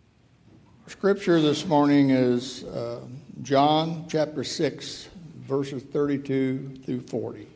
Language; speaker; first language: English; native; English